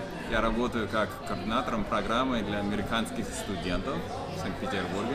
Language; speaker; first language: Russian; non-native, fluent; English